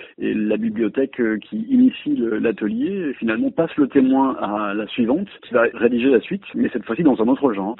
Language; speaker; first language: French; native; French